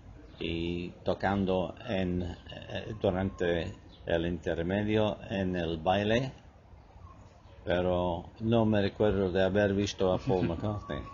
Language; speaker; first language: Spanish; non-native, fluent; English